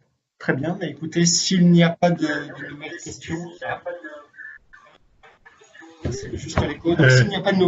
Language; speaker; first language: French; native; French